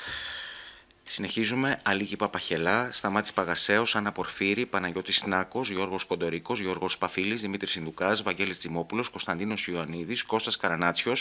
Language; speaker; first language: Greek; native; Greek